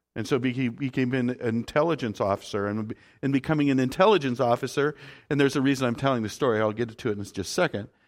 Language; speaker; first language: English; native; English